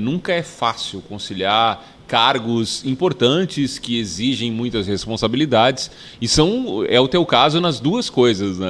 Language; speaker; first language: Portuguese; native; Portuguese